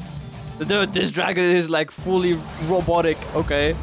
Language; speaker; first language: English; native; English